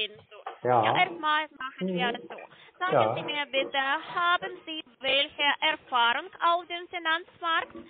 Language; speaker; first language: German; non-native, learner; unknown